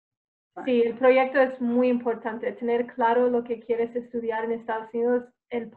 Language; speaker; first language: Spanish; non-native, fluent; English